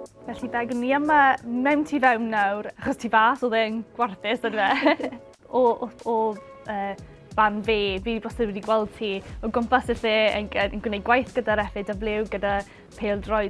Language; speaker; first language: Welsh; non-native, local second language; English